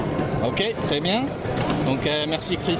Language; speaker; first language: French; non-native, fluent; English